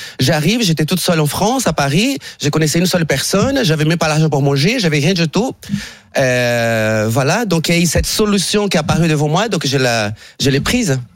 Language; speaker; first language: French; non-native, fluent; Portuguese